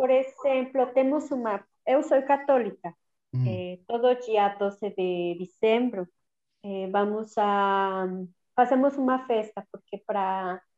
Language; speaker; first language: Portuguese; non-native, learner; Spanish